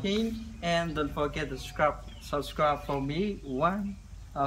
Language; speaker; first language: English; non-native, learner; Khmer